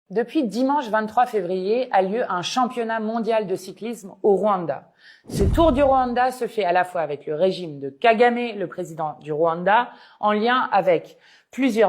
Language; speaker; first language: French; native; French